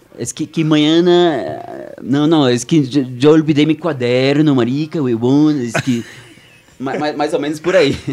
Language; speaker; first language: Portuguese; native; Portuguese